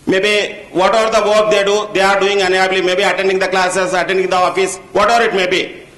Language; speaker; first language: English; non-native, local second language; Telugu